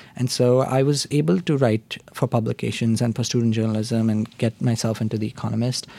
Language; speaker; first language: English; non-native, local second language; Hindi